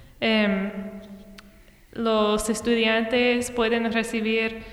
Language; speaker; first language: Spanish; non-native, fluent; English